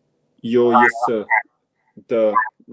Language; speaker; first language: Chinese; non-native, learner; English